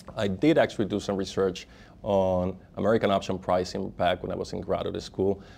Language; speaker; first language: English; non-native, fluent; Spanish